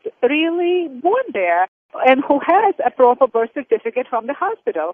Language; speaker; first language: English; non-native, fluent; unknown